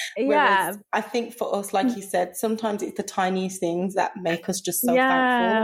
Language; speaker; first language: English; native; English